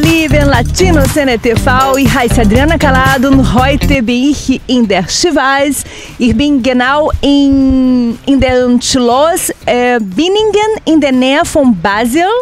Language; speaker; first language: German; non-native, fluent; Portuguese